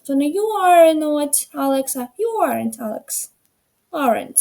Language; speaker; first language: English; non-native, fluent; Ukrainian